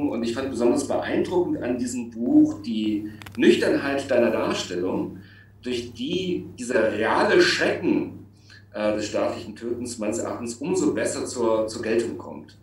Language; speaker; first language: German; native; German